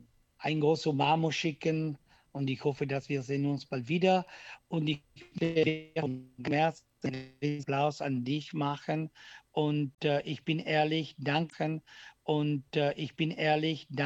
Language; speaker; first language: German; non-native, learner; Italian